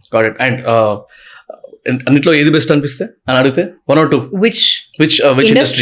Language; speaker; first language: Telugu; native; Telugu